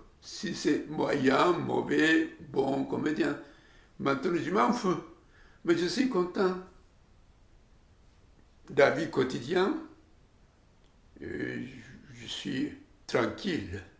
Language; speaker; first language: French; non-native, learner; Japanese